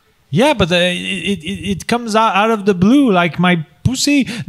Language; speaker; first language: English; non-native, fluent; French